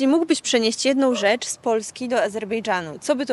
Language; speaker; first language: Polish; non-native, learner; Russian